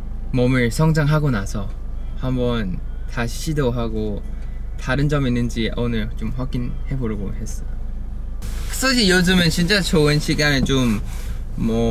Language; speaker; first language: Korean; non-native, fluent; Thai